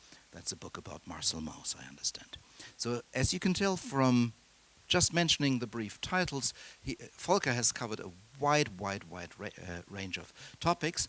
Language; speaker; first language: English; non-native, fluent; German